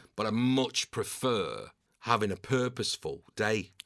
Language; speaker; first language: English; native; English